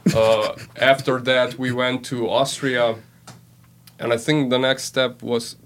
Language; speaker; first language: English; non-native, fluent; Slovenian